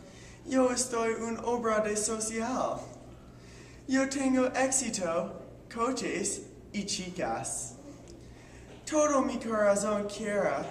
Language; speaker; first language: Spanish; non-native, learner; English